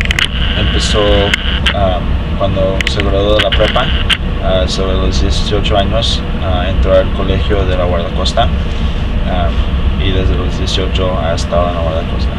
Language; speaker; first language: Spanish; early bilingual, heritage; Spanish